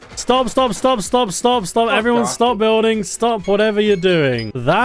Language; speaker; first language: English; native; English